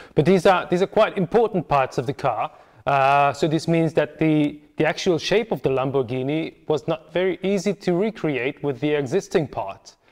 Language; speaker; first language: English; non-native, fluent; Hungarian